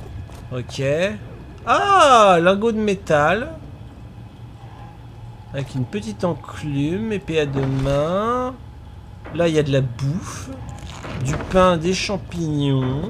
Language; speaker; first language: French; native; French